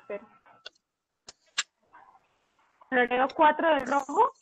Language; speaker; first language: Spanish; native; Spanish